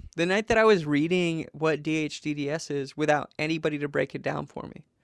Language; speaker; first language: English; native; English